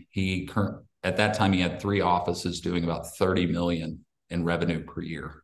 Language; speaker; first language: English; native; English